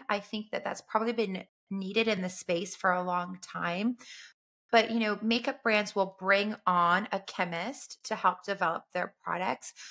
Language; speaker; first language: English; native; English